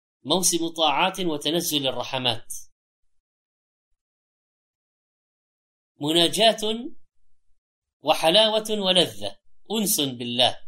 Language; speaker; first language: Arabic; native; Arabic